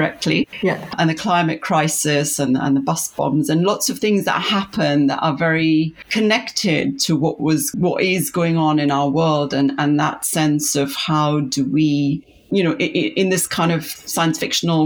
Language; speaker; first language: English; non-native, local second language; Urdu